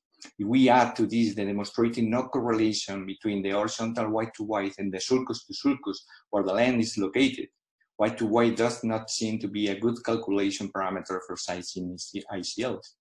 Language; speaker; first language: English; non-native, fluent; Spanish